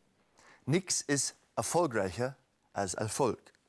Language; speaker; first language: German; non-native, fluent; English